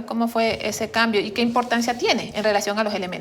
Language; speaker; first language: Spanish; native; Spanish